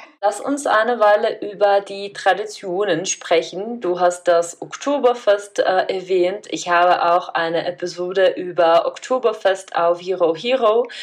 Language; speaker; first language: German; non-native, fluent; Czech